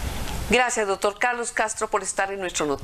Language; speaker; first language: Spanish; native; Spanish